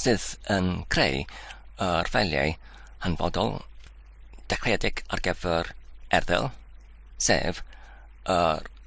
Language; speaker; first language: Welsh; non-native, learner; English